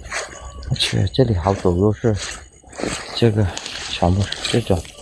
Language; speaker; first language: Chinese; native; Chinese